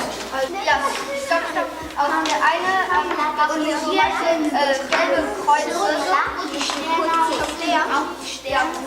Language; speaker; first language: German; non-native, learner; French